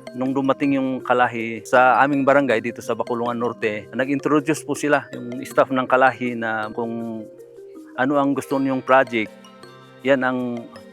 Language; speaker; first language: Filipino; non-native, local second language; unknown